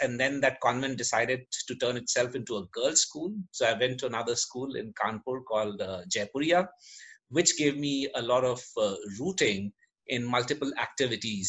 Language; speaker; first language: English; native; English